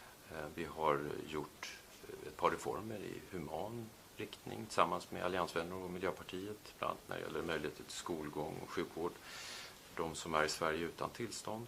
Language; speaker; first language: Swedish; native; Swedish